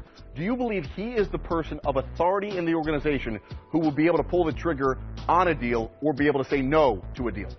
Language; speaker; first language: English; native; English